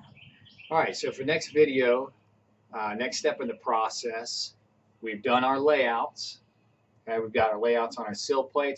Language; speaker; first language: English; native; English